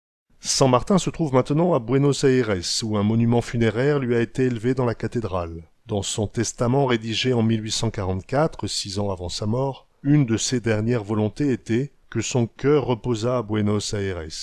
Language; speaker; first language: French; native; French